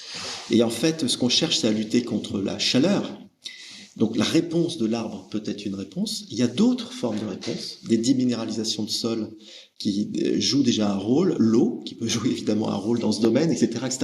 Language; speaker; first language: French; native; French